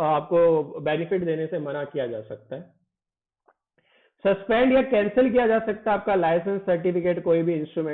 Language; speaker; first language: Hindi; native; Hindi